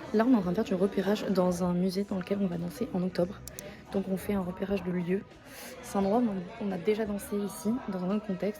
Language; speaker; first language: French; native; French